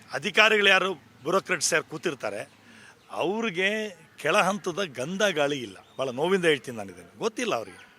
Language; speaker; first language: Kannada; native; Kannada